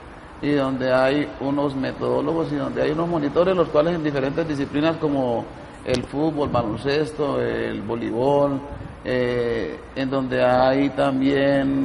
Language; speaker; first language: Spanish; native; Spanish